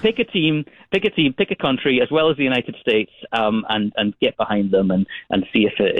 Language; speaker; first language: English; native; English